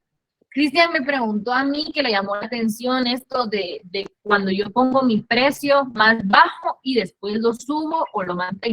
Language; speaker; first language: Spanish; native; Spanish